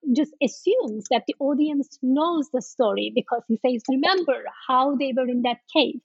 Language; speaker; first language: English; non-native, fluent; Turkish